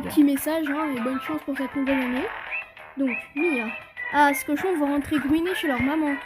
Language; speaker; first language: French; native; French